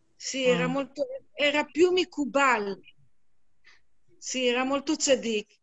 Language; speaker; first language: Italian; non-native, fluent; Hebrew